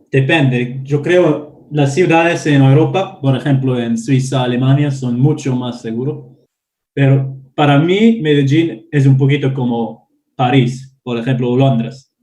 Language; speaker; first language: Spanish; non-native, learner; German